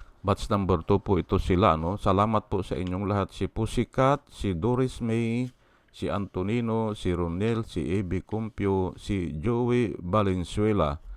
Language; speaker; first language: Filipino; non-native, local second language; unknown